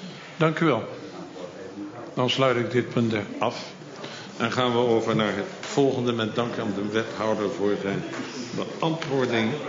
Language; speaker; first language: Dutch; native; Dutch